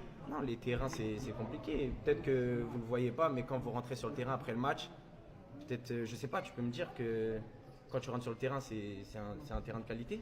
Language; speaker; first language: French; early bilingual, other home language; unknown